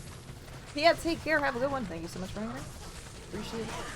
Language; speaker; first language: English; native; English